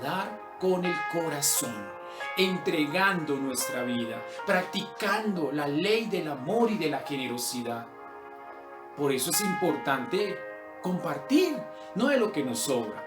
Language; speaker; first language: Spanish; native; Spanish